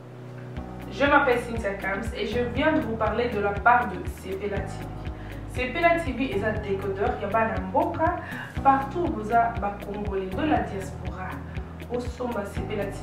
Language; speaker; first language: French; non-native, local second language; Lingala